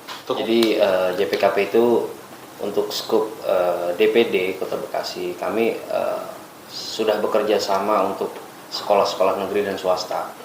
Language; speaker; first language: Indonesian; native; Indonesian